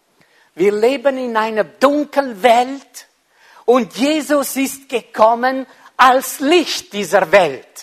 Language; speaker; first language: German; non-native, fluent; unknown